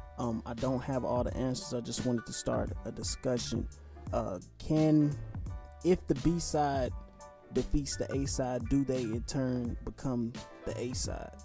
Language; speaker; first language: English; native; English